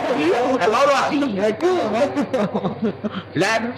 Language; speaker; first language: Spanish; native; Spanish